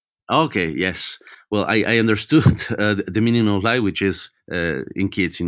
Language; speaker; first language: English; non-native, fluent; Spanish